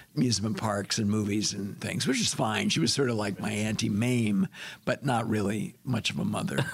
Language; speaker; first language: English; native; English